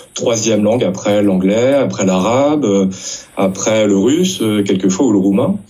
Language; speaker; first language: French; native; French